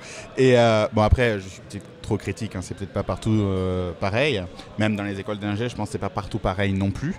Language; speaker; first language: French; native; French